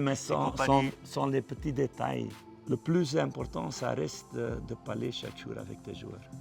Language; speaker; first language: French; non-native, local second language; Dutch